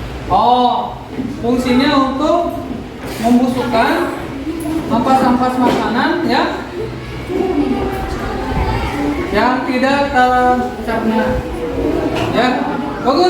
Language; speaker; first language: Indonesian; non-native, local second language; Sundanese